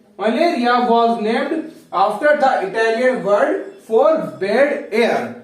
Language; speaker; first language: Hindi; native; Hindi